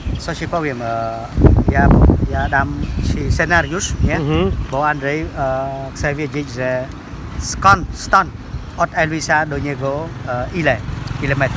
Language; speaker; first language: Polish; non-native, learner; Khmer